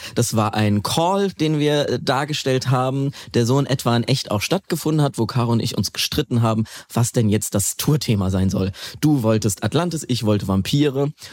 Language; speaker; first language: German; native; German